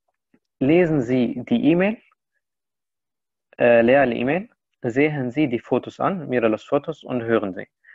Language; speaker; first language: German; non-native, fluent; Spanish